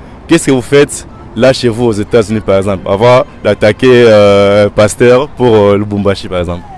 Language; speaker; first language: French; non-native, local second language; Lingala